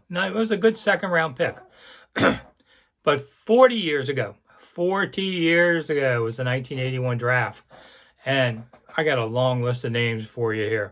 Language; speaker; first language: English; native; English